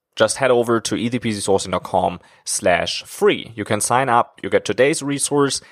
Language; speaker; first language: English; non-native, fluent; German